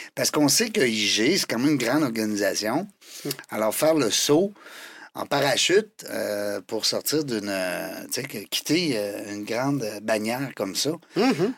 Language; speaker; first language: French; native; French